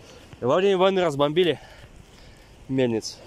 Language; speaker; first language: Russian; native; Russian